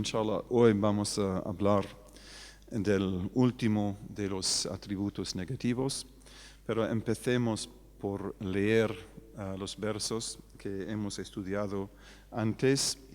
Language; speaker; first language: Spanish; non-native, fluent; English